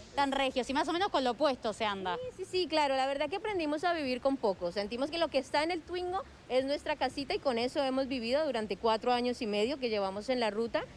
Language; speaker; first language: Spanish; native; Spanish